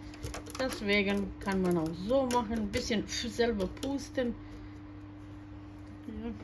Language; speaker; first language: German; non-native, fluent; Croatian